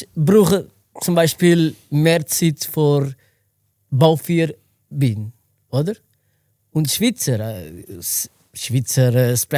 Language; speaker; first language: German; non-native, learner; Portuguese